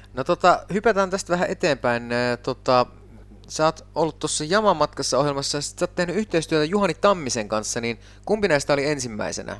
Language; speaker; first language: Finnish; native; Finnish